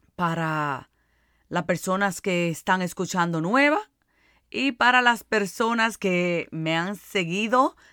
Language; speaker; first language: Spanish; early bilingual, heritage; Spanish